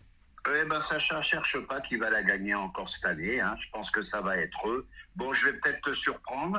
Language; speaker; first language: French; native; French